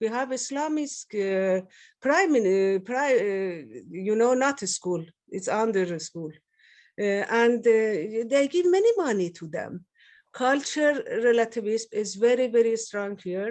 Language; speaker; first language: English; non-native, learner; Persian